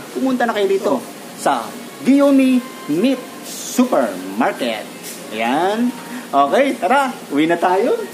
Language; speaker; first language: Filipino; native; Filipino